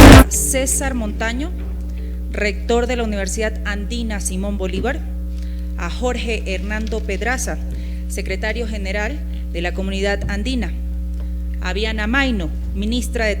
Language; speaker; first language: Spanish; native; Spanish